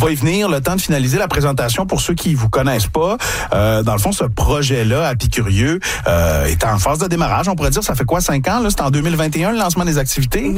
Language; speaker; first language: French; native; French